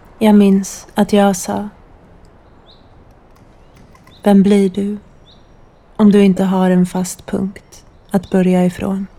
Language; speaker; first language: Swedish; non-native, fluent; Croatian